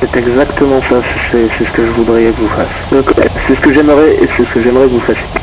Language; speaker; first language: French; native; French